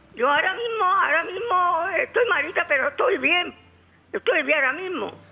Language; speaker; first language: Spanish; native; Spanish